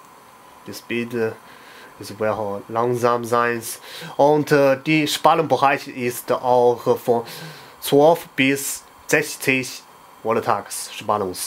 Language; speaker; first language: German; non-native, learner; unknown